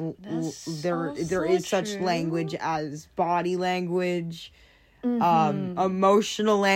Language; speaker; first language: English; non-native, fluent; French